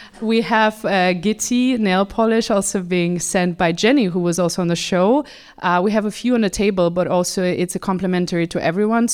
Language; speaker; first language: English; non-native, fluent; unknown